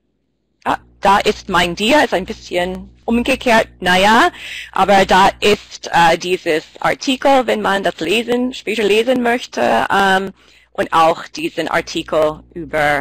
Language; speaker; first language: German; non-native, fluent; English